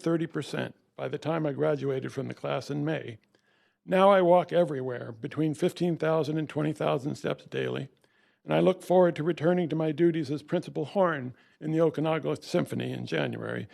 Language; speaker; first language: English; native; English